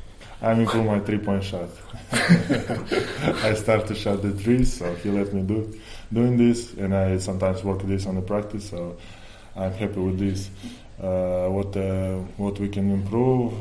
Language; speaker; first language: English; non-native, fluent; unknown